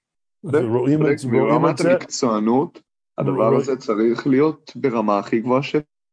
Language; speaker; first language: Hebrew; native; Hebrew